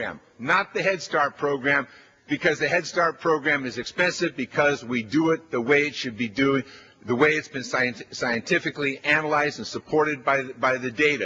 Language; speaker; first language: English; native; English